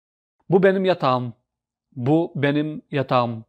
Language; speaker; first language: Turkish; non-native, fluent; Urdu